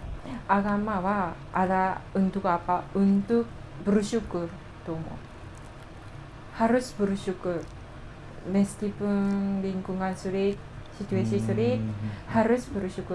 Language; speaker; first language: Indonesian; non-native, learner; Japanese